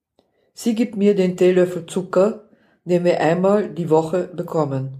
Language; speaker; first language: German; non-native, fluent; Dutch